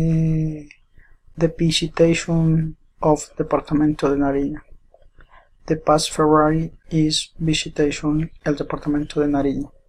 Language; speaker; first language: English; non-native, learner; Spanish